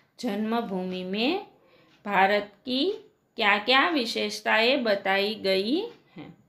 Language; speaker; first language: Hindi; non-native, local second language; Gujarati